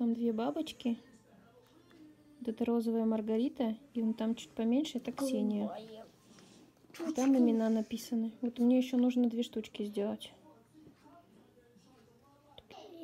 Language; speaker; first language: Russian; native; Russian